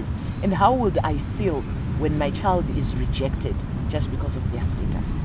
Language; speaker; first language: English; non-native, local second language; Shona